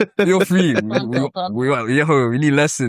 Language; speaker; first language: English; native; English